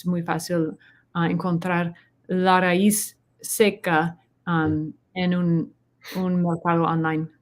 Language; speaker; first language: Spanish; non-native, learner; English